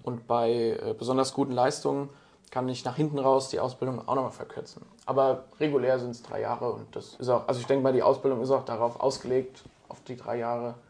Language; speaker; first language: German; native; German